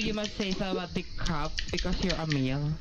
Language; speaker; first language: English; non-native, local second language; Filipino